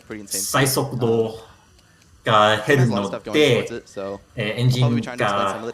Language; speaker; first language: Japanese; non-native, learner; English